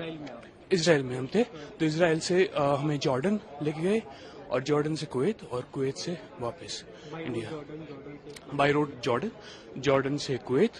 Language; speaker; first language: Hindi; native; Hindi